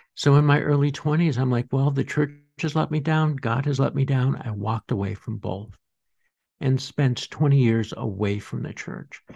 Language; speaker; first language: English; native; English